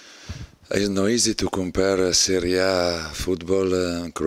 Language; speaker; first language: English; non-native, learner; Italian